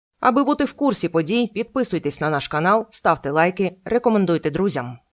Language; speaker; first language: Ukrainian; native; Ukrainian